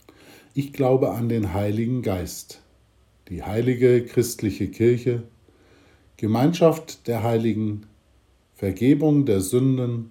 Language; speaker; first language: German; native; German